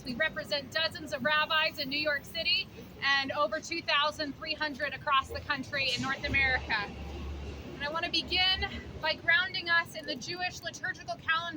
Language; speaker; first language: English; native; English